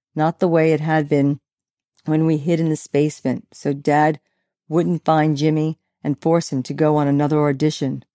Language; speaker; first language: English; native; English